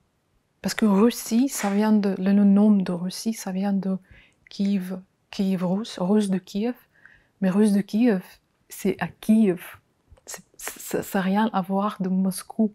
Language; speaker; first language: French; non-native, fluent; Ukrainian